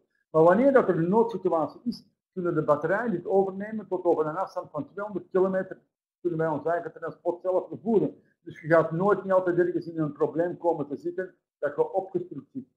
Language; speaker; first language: Dutch; native; Dutch